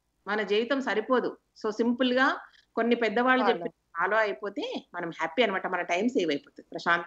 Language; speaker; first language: Telugu; native; Telugu